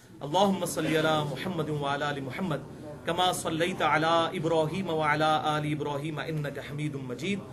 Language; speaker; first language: Urdu; non-native, local second language; Punjabi